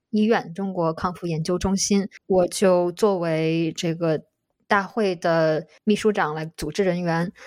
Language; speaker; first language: Chinese; native; Chinese